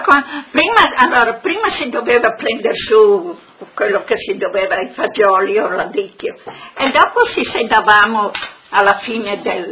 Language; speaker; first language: Italian; non-native, local second language; Friulian